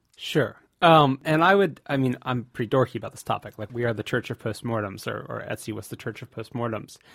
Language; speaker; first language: English; native; English